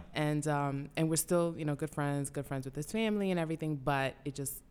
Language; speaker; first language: English; early bilingual, other home language; Spanish